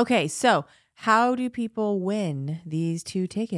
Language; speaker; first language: English; native; English